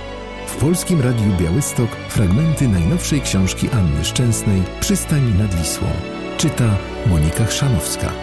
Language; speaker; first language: Polish; native; Polish